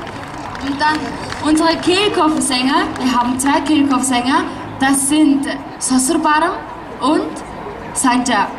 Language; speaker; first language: German; non-native, fluent; Mongolian